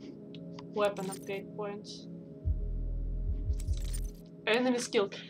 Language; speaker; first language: English; non-native, learner; Russian